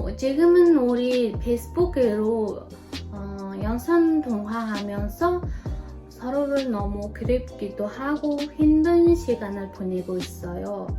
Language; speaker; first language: Korean; non-native, fluent; Mongolian